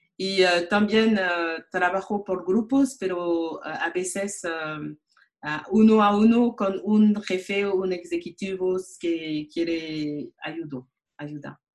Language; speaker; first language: Spanish; non-native, learner; French